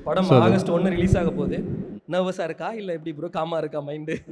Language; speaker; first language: Tamil; native; Tamil